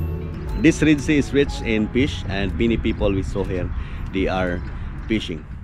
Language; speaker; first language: English; non-native, local second language; Filipino